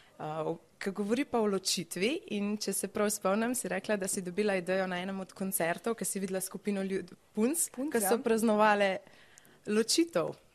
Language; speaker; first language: Slovenian; native; Slovenian